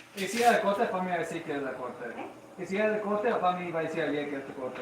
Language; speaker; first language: Spanish; early bilingual, heritage; Spanish